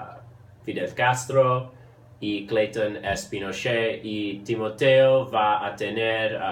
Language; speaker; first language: Spanish; early bilingual, heritage; English